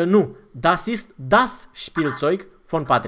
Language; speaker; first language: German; non-native, fluent; Romanian